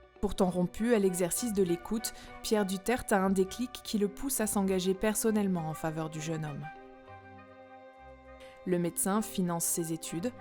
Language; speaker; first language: French; native; French